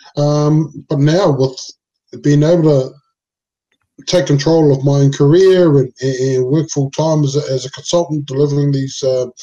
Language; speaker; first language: English; non-native, local second language; Samoan